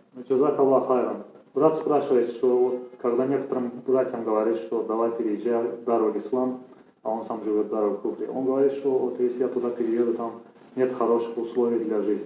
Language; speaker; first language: Russian; native; Russian